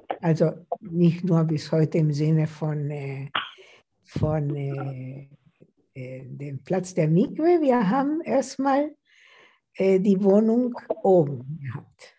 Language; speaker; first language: German; non-native, fluent; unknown